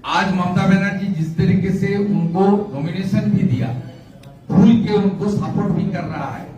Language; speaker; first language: Hindi; non-native, local second language; Bangla